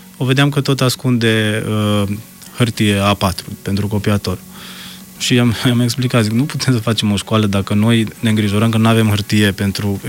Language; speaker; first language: Romanian; early bilingual, heritage; Romanian